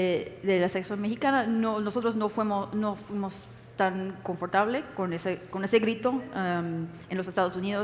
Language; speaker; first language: Spanish; early bilingual, heritage; English